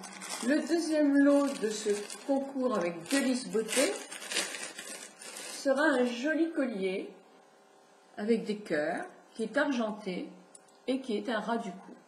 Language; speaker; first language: French; native; French